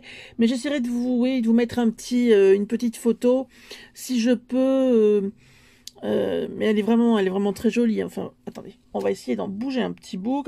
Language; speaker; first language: French; native; French